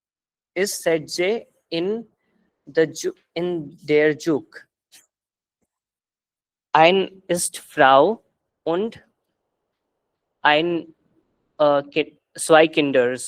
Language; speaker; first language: German; non-native, learner; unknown